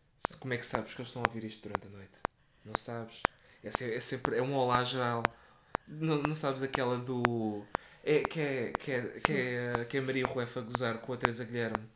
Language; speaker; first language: Portuguese; native; Portuguese